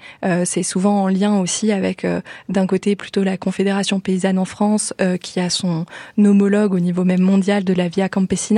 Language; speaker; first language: French; native; French